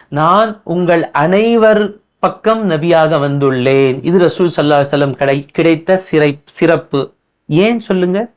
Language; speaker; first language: Tamil; non-native, local second language; Urdu